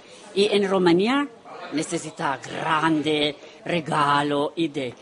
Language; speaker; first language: Spanish; non-native, learner; Romanian